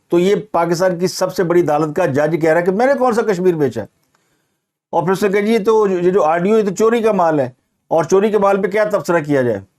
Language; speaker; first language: Urdu; non-native, local second language; Punjabi